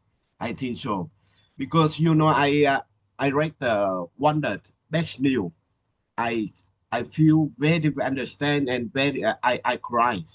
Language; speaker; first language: English; non-native, learner; Vietnamese